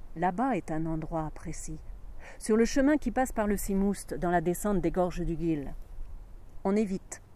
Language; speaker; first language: French; native; French